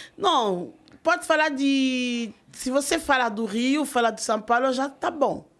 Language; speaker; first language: Portuguese; non-native, fluent; French